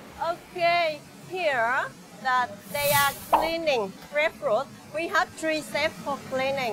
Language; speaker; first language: English; non-native, learner; Vietnamese